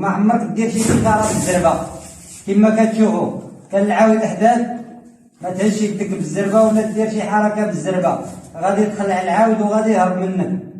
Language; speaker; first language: Arabic; native; Arabic